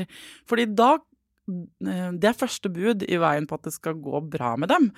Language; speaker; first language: Norwegian; native; Norwegian